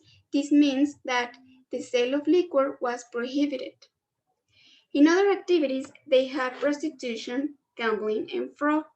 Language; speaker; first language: English; non-native, learner; Spanish